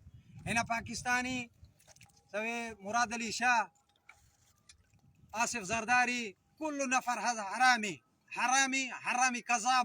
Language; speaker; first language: Arabic; non-native, learner; Sindhi